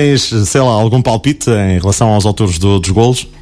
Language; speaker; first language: Portuguese; native; Portuguese